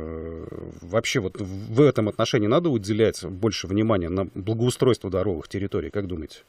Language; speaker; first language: Russian; native; Russian